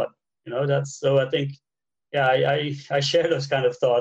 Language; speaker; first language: English; non-native, fluent; Dutch